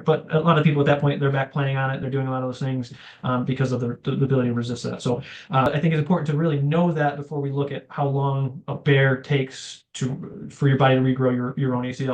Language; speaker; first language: English; native; English